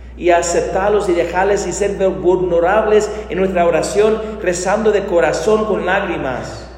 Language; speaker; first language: Spanish; non-native, fluent; English